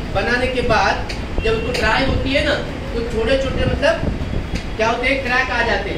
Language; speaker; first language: Hindi; non-native, local second language; Marathi